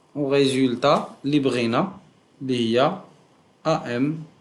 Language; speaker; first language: French; non-native, local second language; Arabic